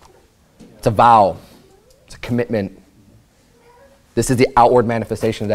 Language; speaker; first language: English; native; English